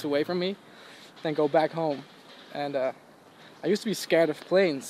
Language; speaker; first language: English; non-native, fluent; Dutch